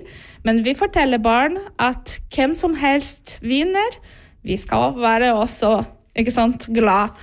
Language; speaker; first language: Norwegian; non-native, fluent; Portuguese